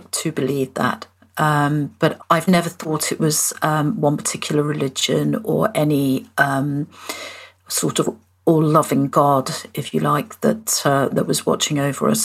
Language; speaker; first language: English; native; English